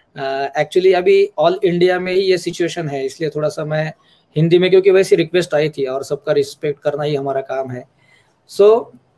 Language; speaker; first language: Hindi; non-native, local second language; Marathi